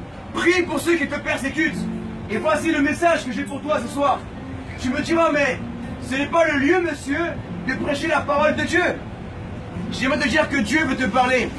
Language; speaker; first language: French; non-native, fluent; Spanish